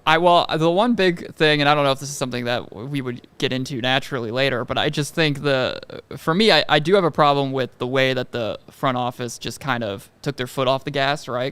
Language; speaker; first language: English; native; English